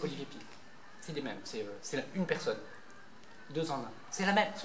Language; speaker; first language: French; native; French